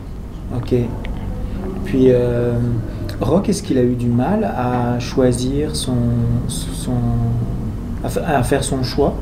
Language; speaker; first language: French; native; French